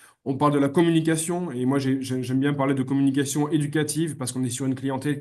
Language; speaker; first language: French; native; French